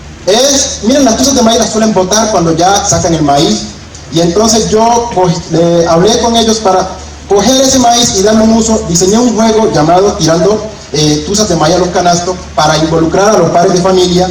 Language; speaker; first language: Spanish; native; Spanish